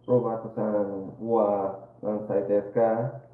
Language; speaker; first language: Japanese; non-native, learner; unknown